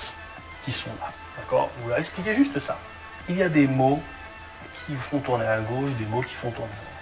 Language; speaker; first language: French; native; French